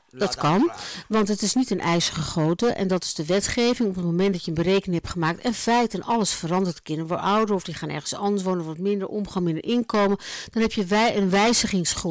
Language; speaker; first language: Dutch; native; Dutch